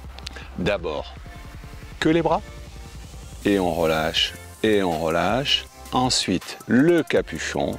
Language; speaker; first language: French; native; French